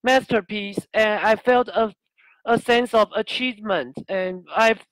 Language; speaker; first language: English; non-native, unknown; Chinese